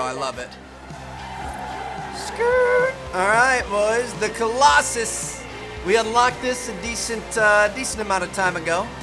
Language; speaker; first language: English; native; English